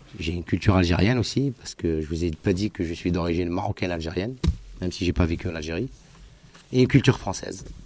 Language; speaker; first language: French; non-native, local second language; Arabic